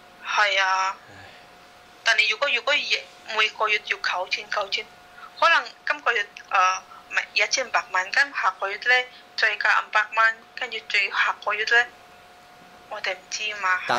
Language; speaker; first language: Cantonese; non-native, fluent; Indonesian